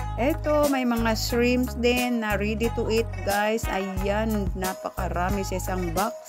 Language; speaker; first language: Filipino; non-native, local second language; Cebuano